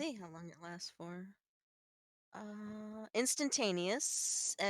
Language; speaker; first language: English; native; English